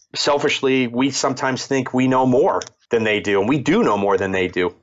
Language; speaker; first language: English; native; English